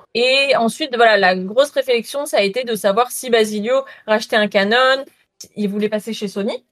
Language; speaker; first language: French; native; French